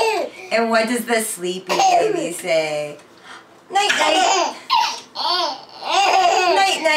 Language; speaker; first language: English; native; English